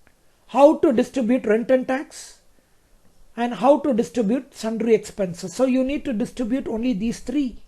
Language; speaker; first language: English; non-native, local second language; Kannada